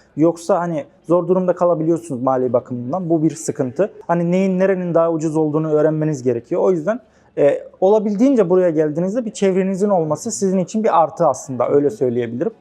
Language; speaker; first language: Turkish; native; Turkish